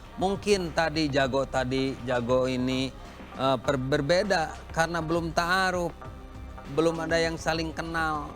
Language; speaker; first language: Indonesian; native; Indonesian